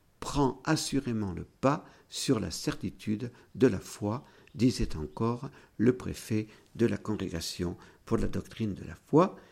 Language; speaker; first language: French; native; French